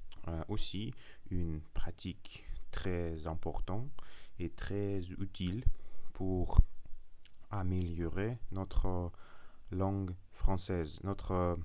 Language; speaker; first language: French; non-native, learner; Russian